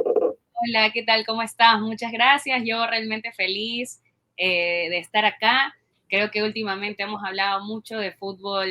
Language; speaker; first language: Spanish; native; Spanish